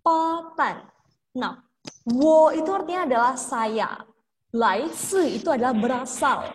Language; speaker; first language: Indonesian; native; Indonesian